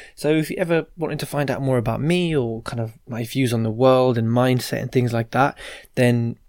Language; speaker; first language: English; native; English